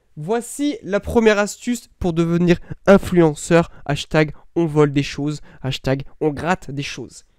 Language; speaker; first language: French; native; French